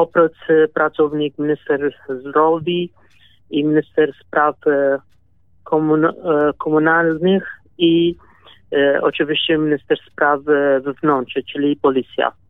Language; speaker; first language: Polish; non-native, learner; Kurdish